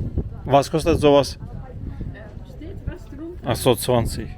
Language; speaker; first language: German; non-native, learner; Russian